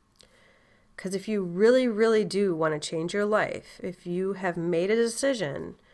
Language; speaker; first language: English; native; English